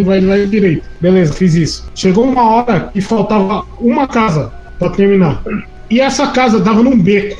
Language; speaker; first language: Portuguese; native; Portuguese